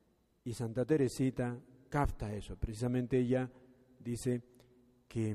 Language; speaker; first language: Spanish; native; Spanish